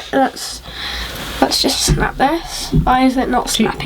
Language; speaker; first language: English; native; English